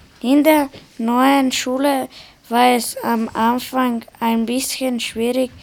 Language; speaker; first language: German; early bilingual, other home language; Slovenian